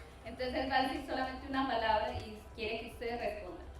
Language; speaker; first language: Spanish; native; Spanish